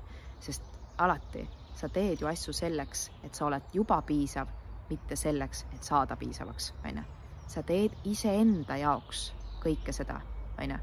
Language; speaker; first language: Estonian; native; Estonian